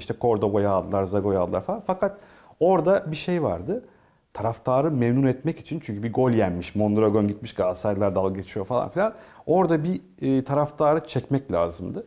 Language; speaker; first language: Turkish; native; Turkish